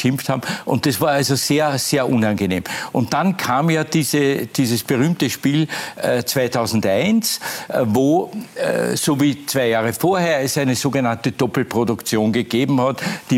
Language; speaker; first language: German; native; German